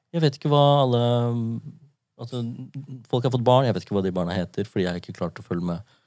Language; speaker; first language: Norwegian; early bilingual, other home language; Japanese